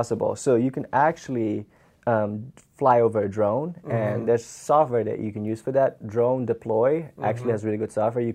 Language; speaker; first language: English; non-native, fluent; Dutch